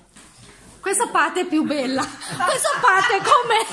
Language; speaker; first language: Italian; non-native, learner; Thai